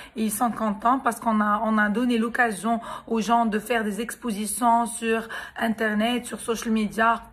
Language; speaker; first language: French; non-native, local second language; Arabic